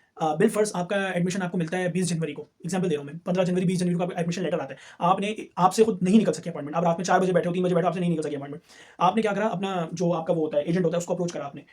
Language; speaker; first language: Urdu; native; Urdu